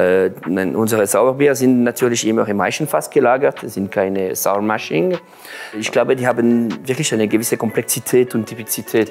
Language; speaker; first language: German; non-native, local second language; French